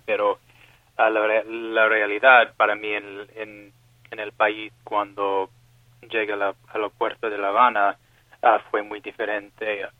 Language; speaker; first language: Spanish; non-native, fluent; English